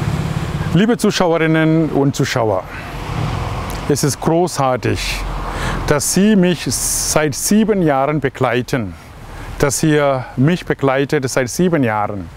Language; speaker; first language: German; non-native, fluent; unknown